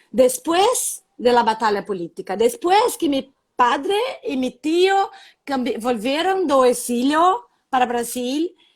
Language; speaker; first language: Spanish; non-native, learner; Portuguese